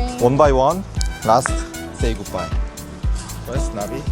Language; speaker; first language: English; non-native, learner; Korean